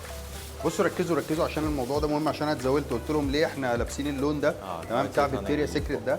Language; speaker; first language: Arabic; native; Arabic